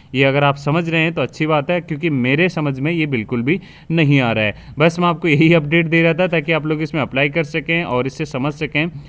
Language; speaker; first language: Hindi; native; Hindi